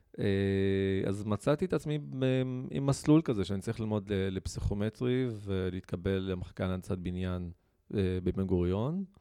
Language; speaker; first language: Hebrew; non-native, local second language; Arabic